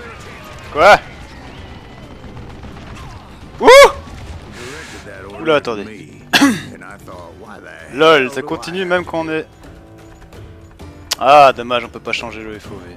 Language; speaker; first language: French; native; French